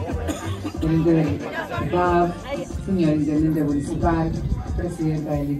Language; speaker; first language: Spanish; native; Spanish